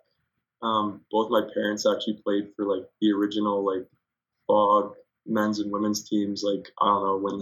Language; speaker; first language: English; native; English